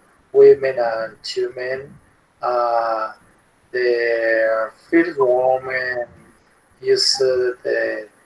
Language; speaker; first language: English; non-native, learner; Spanish